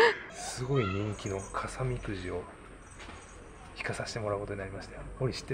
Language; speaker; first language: Japanese; native; Japanese